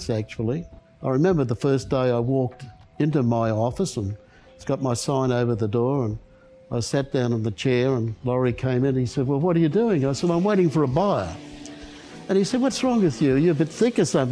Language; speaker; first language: English; native; English